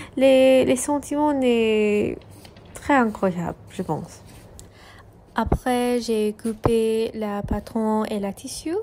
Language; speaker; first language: French; non-native, learner; English